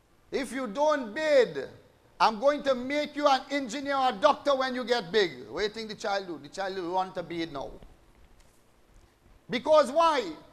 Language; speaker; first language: English; native; English